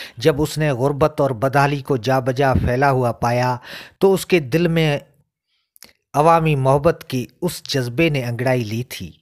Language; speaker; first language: Urdu; non-native, local second language; Sindhi